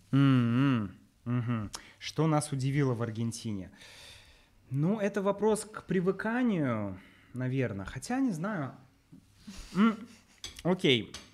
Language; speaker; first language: Russian; native; Russian